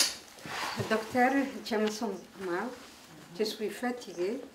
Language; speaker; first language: French; non-native, learner; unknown